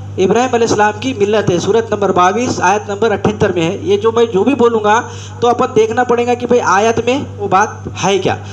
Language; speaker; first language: Urdu; native; Urdu